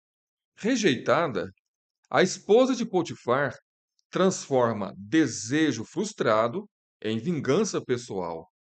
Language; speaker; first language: Portuguese; native; Portuguese